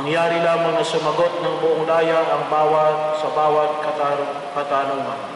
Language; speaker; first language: Filipino; native; Filipino